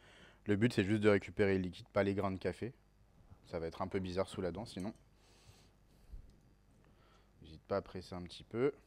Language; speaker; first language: French; native; French